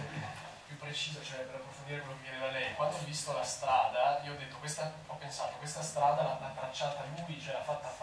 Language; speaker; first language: Italian; native; Italian